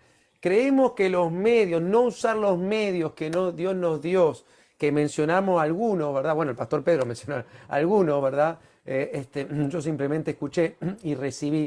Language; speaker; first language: Spanish; native; Spanish